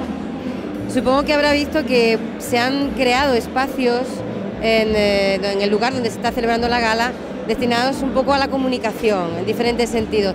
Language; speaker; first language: Spanish; native; Spanish